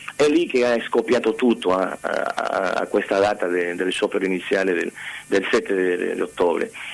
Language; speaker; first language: Italian; non-native, fluent; Spanish